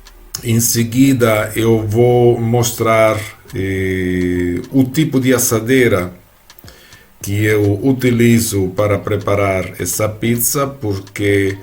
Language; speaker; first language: Portuguese; non-native, fluent; Italian